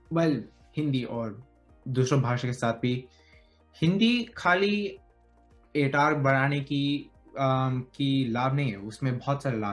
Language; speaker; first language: Hindi; early bilingual, heritage; Hindi